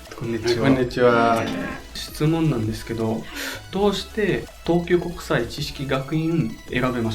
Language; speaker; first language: Japanese; non-native, fluent; Arabic